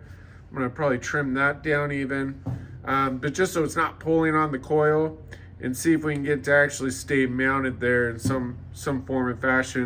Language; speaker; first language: English; native; English